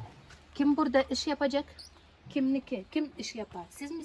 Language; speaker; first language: Turkish; non-native, learner; Russian